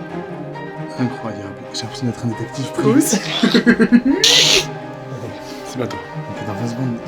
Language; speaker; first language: French; native; French